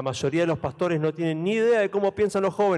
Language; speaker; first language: Spanish; native; Spanish